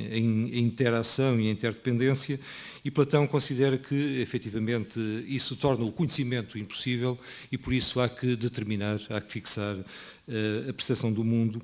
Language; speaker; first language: Portuguese; native; Portuguese